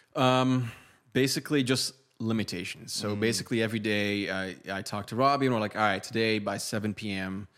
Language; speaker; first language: English; non-native, fluent; Portuguese